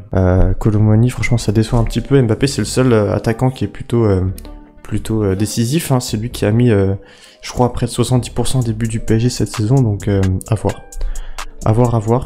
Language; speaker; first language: French; native; French